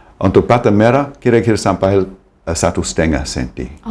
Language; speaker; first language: Indonesian; non-native, fluent; English